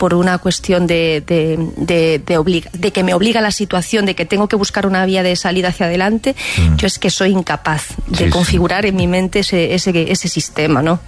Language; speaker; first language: Spanish; native; Spanish